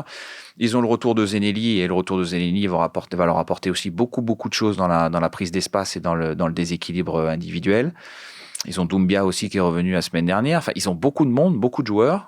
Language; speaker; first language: French; native; French